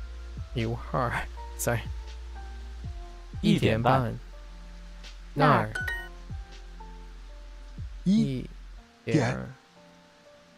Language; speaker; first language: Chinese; non-native, learner; English